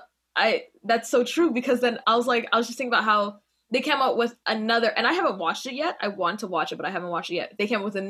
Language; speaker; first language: English; native; English